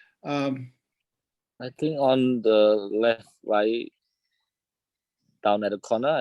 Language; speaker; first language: English; non-native, learner; Khmer